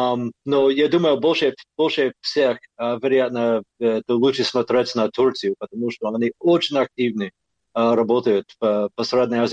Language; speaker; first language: Russian; non-native, fluent; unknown